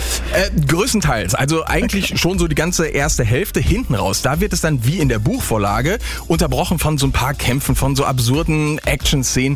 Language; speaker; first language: German; native; German